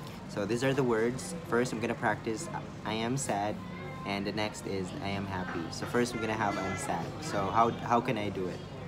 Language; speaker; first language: English; non-native, local second language; Cebuano